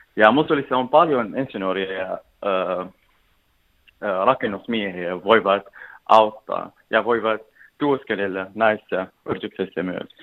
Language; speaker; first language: Finnish; non-native, learner; Arabic